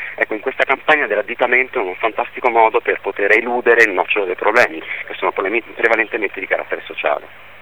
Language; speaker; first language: Italian; native; Italian